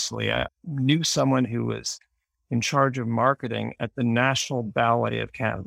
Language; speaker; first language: English; native; English